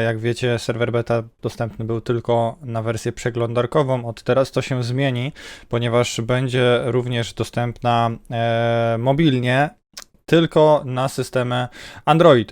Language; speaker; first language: Polish; native; Polish